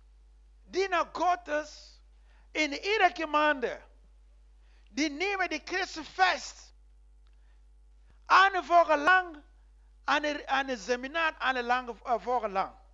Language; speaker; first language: German; non-native, learner; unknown